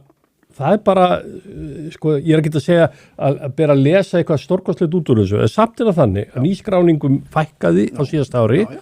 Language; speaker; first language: Icelandic; native; Icelandic